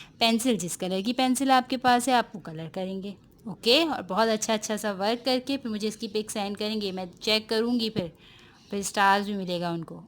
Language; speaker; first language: Urdu; native; Urdu